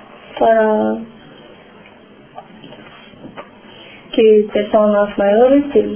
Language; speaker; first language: Spanish; non-native, learner; Romanian